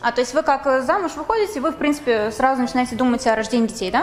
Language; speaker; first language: Russian; native; Russian